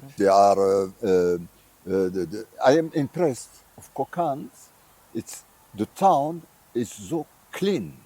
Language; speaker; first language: English; non-native, fluent; Arabic